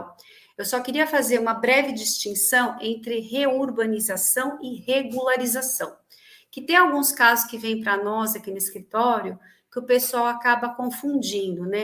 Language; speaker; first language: Portuguese; native; Portuguese